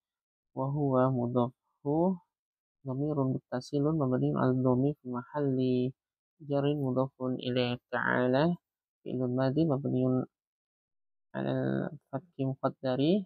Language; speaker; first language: Arabic; non-native, learner; Indonesian